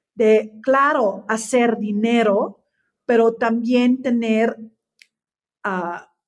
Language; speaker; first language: Spanish; non-native, fluent; English